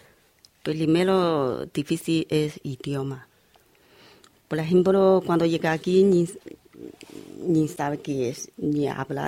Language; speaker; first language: Spanish; non-native, learner; Chinese